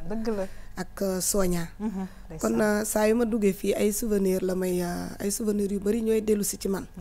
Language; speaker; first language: Wolof; non-native, local second language; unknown